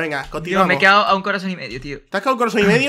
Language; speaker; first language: Spanish; native; Spanish